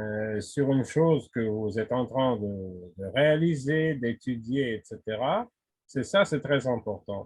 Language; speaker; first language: French; non-native, fluent; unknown